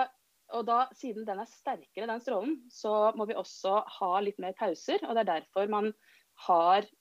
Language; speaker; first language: Norwegian; native; Norwegian